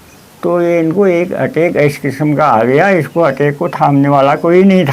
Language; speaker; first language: Hindi; non-native, local second language; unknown